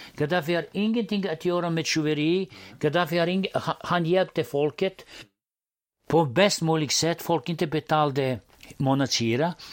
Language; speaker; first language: Swedish; non-native, fluent; Serbian